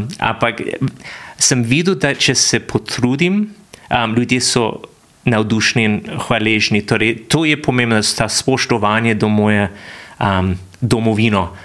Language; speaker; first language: Slovenian; non-native, fluent; English